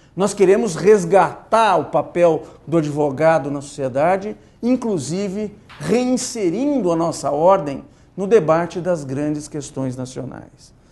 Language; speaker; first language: Portuguese; native; Portuguese